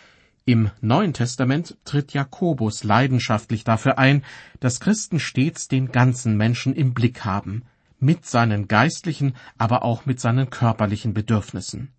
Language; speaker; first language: German; native; German